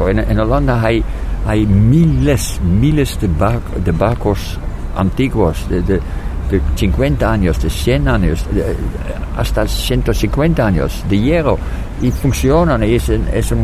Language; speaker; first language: Spanish; non-native, fluent; Dutch